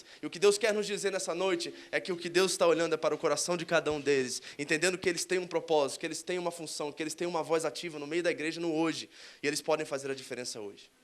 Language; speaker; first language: Portuguese; native; Portuguese